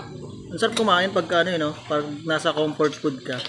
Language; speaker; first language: Filipino; native; Filipino